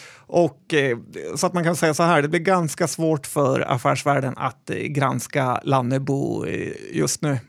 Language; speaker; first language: Swedish; native; Swedish